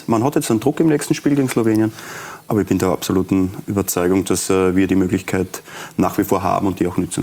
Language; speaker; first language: German; native; German